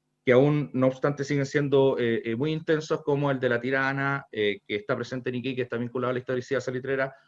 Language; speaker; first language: Spanish; native; Spanish